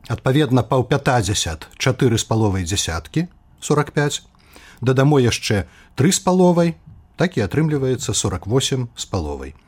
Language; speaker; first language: Belarusian; native; Belarusian